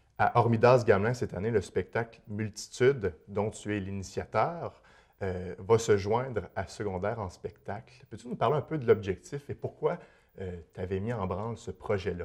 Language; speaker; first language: French; native; French